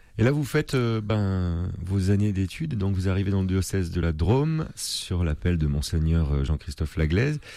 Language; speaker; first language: French; native; French